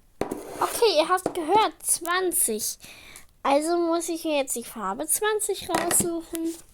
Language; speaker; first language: German; native; German